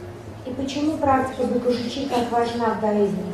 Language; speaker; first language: Russian; native; Russian